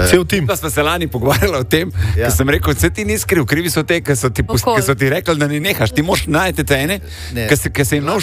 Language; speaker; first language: Slovenian; native; Slovenian